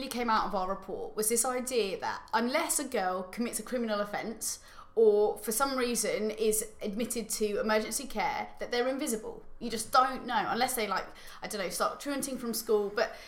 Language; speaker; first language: English; native; English